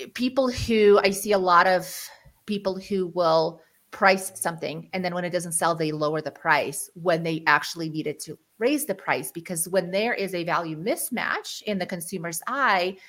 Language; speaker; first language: English; early bilingual, other home language; Ukrainian